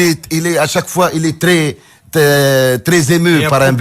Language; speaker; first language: French; non-native, local second language; Arabic